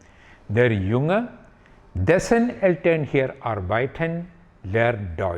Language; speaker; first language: German; non-native, fluent; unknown